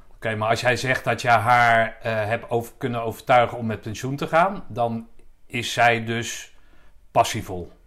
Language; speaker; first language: Dutch; native; Dutch